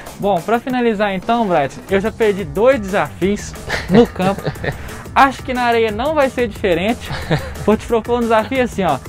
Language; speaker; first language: Portuguese; native; Portuguese